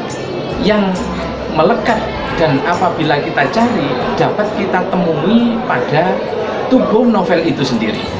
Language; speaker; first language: Indonesian; native; Indonesian